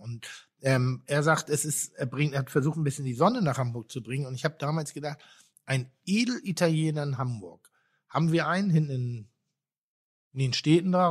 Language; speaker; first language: German; native; German